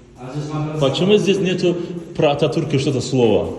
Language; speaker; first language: Russian; non-native, learner; Turkish